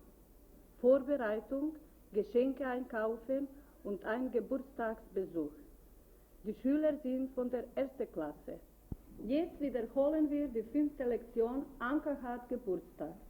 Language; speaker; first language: German; non-native, fluent; Macedonian